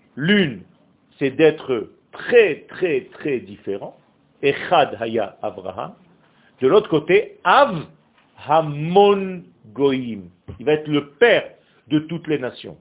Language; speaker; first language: French; non-native, fluent; Hebrew